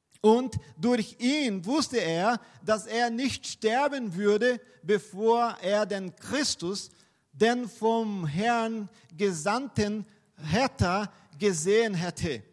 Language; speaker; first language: German; non-native, fluent; Portuguese